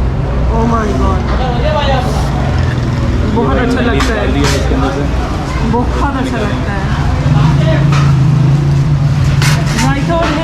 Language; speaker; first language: Hindi; non-native, learner; Turkish